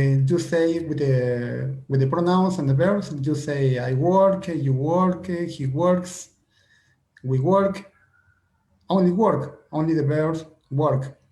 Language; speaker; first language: English; non-native, fluent; Spanish